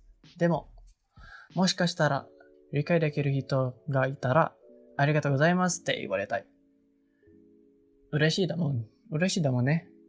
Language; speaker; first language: Japanese; non-native, learner; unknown